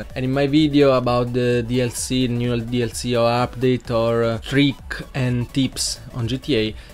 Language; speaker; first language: English; non-native, learner; Italian